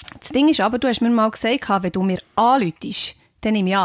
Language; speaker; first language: German; native; German